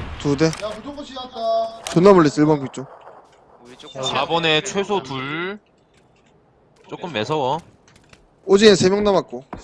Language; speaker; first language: Korean; native; Korean